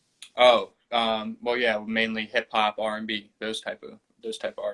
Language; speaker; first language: English; native; English